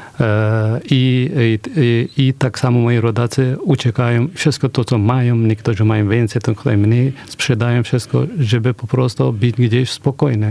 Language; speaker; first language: Polish; non-native, fluent; Persian